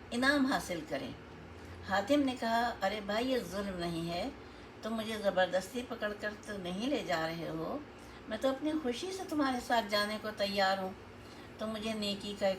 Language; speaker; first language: Urdu; native; Urdu